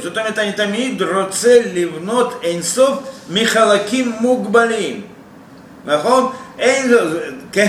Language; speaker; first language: Hebrew; non-native, fluent; Russian